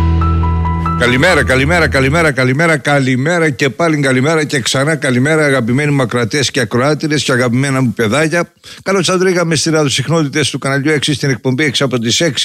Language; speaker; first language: Greek; native; Greek